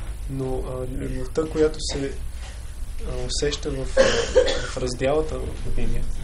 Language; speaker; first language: Bulgarian; native; Bulgarian